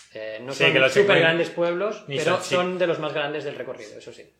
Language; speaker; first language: Spanish; native; Spanish